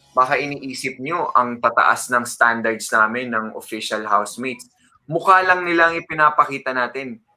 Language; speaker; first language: Filipino; native; Filipino